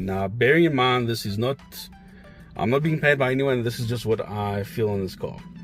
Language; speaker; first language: English; native; English